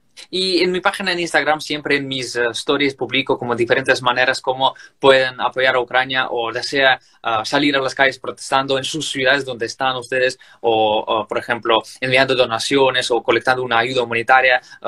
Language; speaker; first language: Spanish; non-native, fluent; Russian